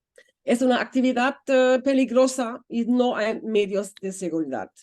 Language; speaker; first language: Spanish; non-native, fluent; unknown